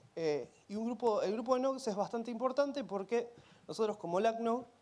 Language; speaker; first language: Spanish; native; Spanish